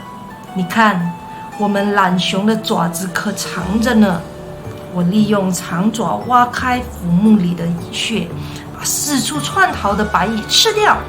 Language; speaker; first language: Chinese; native; Chinese